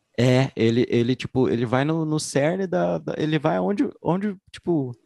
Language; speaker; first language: Portuguese; native; Portuguese